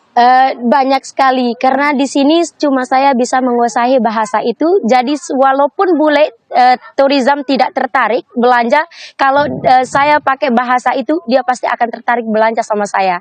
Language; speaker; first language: Indonesian; non-native, local second language; Sasak